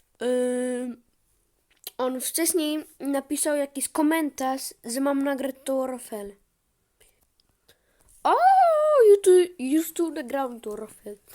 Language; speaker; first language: Polish; early bilingual, heritage; Polish